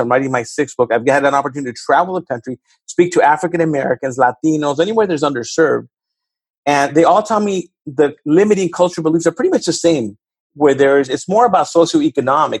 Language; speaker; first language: English; native; English